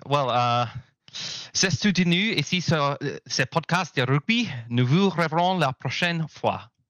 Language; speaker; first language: French; non-native, learner; English